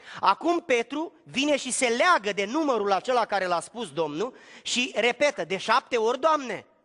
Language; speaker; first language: Romanian; native; Romanian